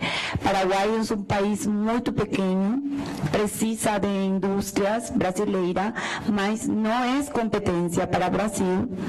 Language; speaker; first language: Portuguese; non-native, learner; Spanish